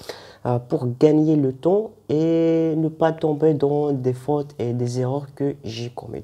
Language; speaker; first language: French; non-native, fluent; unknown